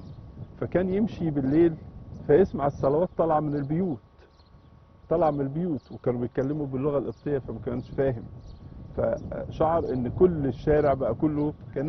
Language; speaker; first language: Arabic; native; Arabic